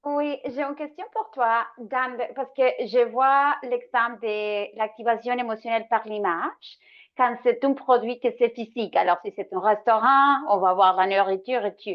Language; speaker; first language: French; non-native, fluent; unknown